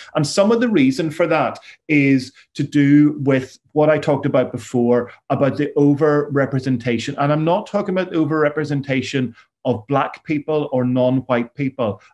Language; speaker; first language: English; native; English